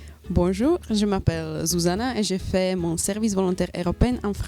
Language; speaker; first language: French; non-native, learner; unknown